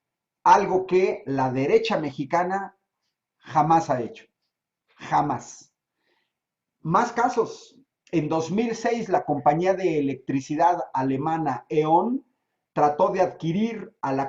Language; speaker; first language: Spanish; native; Spanish